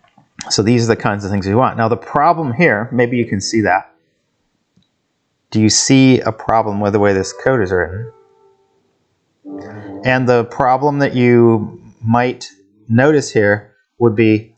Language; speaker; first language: English; native; English